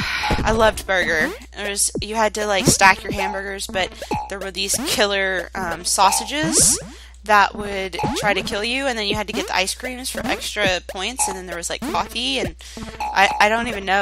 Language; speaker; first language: English; native; English